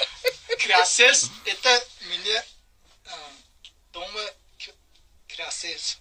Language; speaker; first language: Russian; non-native, learner; Uzbek